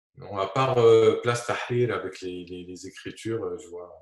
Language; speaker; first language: French; native; French